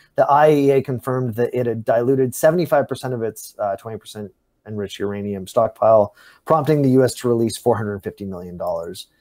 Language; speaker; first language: English; native; English